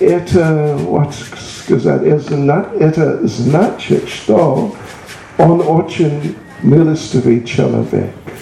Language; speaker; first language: Russian; non-native, learner; English